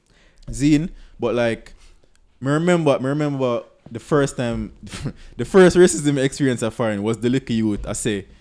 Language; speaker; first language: English; non-native, local second language; Jamaican Creole English